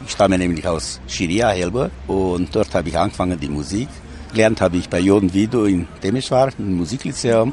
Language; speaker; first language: German; native; German